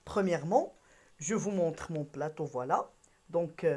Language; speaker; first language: French; non-native, local second language; Arabic